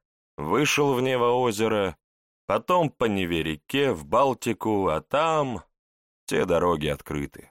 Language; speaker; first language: Russian; native; Russian